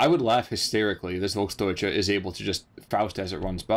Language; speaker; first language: English; native; English